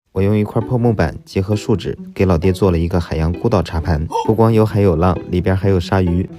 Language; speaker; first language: Chinese; native; Chinese